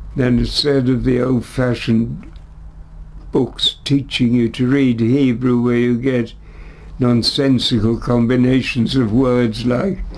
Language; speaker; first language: English; early bilingual, other home language; German